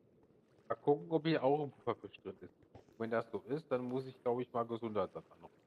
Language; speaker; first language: German; native; German